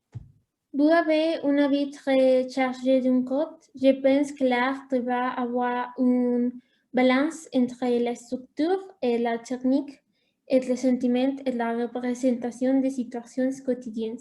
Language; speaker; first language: French; non-native, learner; Spanish